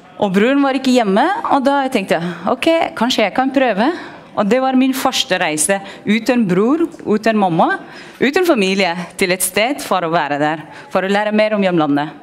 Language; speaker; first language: Norwegian; non-native, fluent; Persian